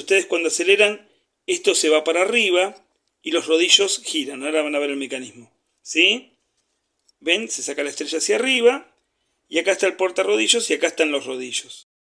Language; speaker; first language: Spanish; native; Spanish